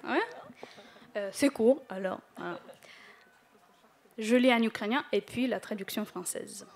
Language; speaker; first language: French; non-native, fluent; Ukrainian